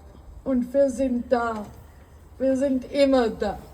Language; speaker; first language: German; non-native, learner; Hebrew